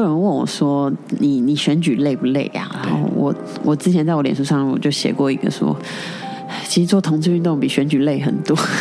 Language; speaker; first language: Chinese; native; Chinese